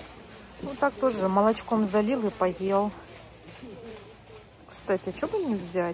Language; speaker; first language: Russian; native; Russian